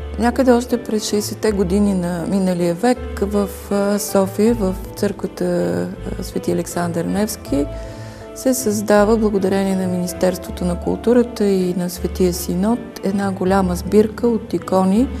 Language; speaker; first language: Bulgarian; native; Bulgarian